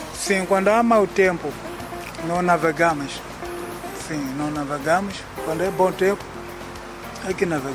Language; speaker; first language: Portuguese; non-native, local second language; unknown